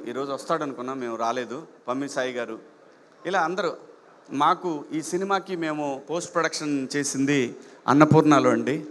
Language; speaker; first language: Telugu; native; Telugu